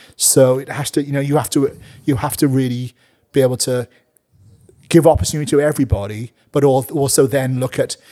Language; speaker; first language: English; native; English